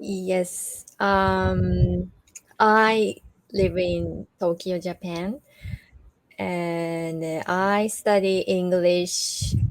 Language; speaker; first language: English; non-native, learner; Japanese